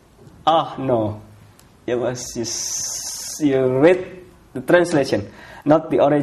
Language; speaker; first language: English; non-native, fluent; Indonesian